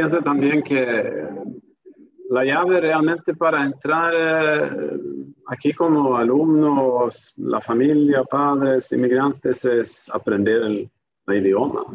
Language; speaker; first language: Spanish; non-native, fluent; Swedish